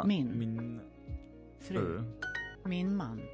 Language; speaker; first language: Swedish; non-native, learner; English